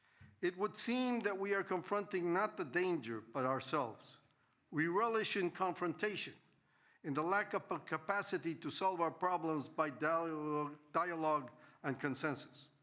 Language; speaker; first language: English; non-native, fluent; Spanish